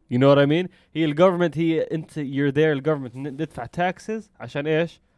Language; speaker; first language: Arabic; early bilingual, heritage; Arabic